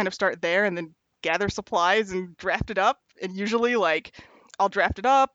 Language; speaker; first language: English; native; English